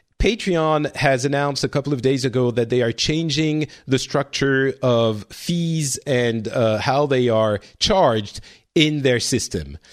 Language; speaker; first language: English; non-native, fluent; French